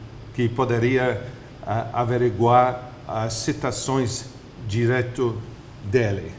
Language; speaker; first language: Portuguese; non-native, fluent; English